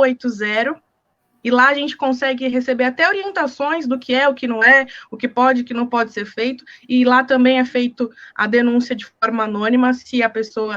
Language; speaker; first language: Portuguese; native; Portuguese